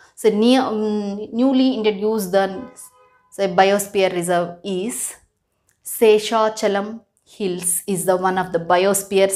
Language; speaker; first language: English; non-native, local second language; Telugu